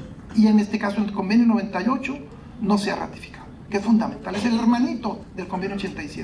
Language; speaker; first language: Spanish; native; Spanish